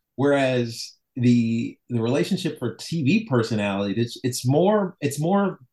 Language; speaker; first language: English; native; English